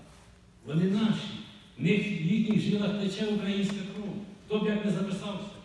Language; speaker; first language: Ukrainian; native; Ukrainian